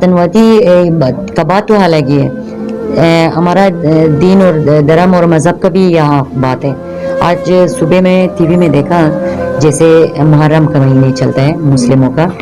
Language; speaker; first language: Hindi; non-native, fluent; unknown